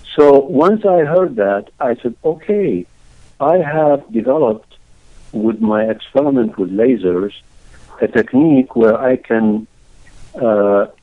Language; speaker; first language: English; non-native, fluent; Arabic